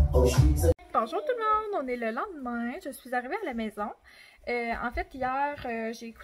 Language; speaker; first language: French; native; French